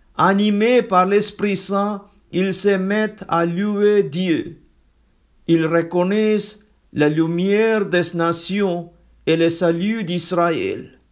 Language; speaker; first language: French; non-native, fluent; Malayalam